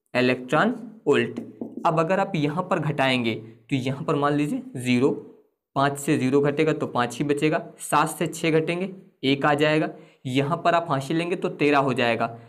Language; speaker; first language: Hindi; native; Hindi